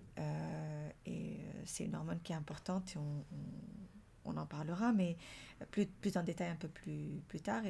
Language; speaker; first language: French; non-native, local second language; Arabic